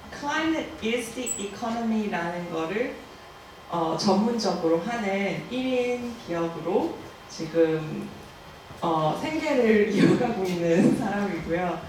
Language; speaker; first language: Korean; early bilingual, heritage; Korean